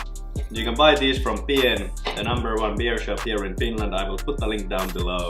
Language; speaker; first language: English; non-native, fluent; Finnish